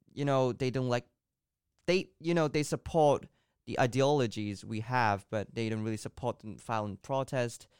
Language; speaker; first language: English; non-native, local second language; Cantonese